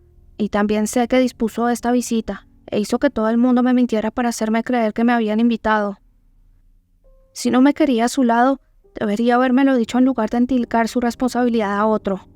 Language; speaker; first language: Spanish; native; Spanish